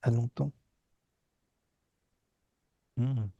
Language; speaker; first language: French; native; French